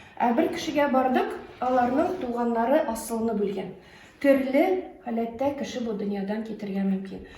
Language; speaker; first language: Tatar; native; Tatar